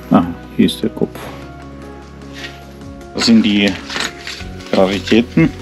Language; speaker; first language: German; non-native, fluent; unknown